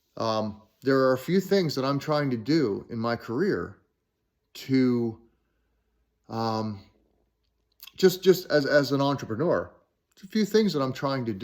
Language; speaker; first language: English; native; English